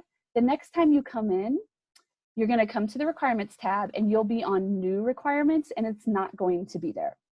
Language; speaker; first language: English; native; English